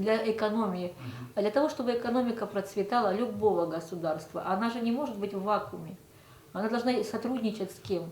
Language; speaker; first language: Russian; native; Russian